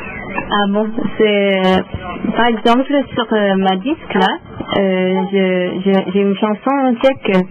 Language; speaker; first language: French; non-native, learner; English